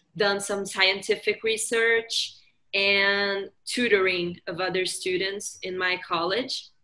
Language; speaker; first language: English; non-native, fluent; Portuguese